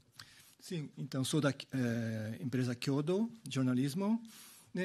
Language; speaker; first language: Portuguese; non-native, fluent; Japanese